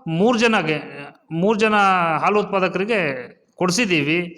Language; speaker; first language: Kannada; non-native, local second language; Lambadi